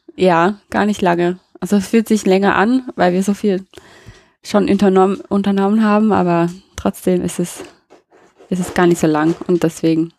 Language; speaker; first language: German; non-native, fluent; English